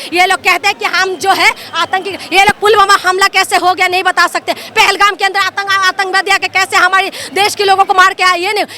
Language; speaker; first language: Hindi; non-native, local second language; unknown